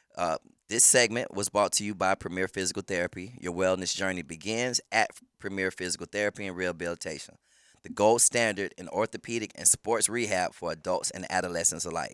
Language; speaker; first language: English; native; English